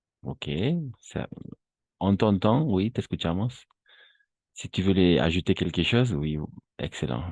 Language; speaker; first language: French; non-native, fluent; Spanish